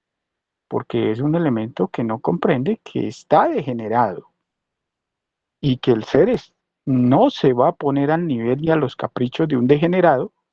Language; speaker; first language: Spanish; native; Spanish